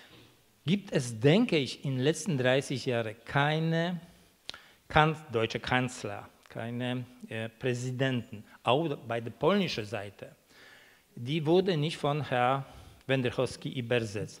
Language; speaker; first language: German; non-native, fluent; Polish